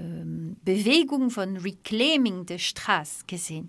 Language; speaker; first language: German; non-native, learner; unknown